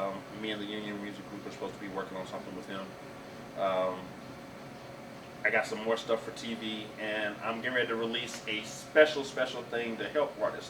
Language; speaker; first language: English; native; English